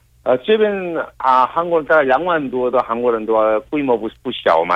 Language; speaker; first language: Chinese; non-native, fluent; Korean